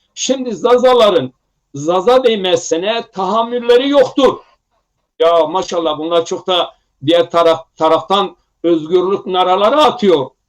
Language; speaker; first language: Turkish; non-native, local second language; Zaza